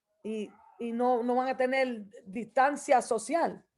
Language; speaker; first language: Spanish; early bilingual, heritage; Spanish